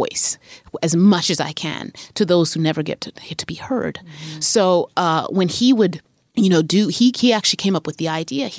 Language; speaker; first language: English; native; English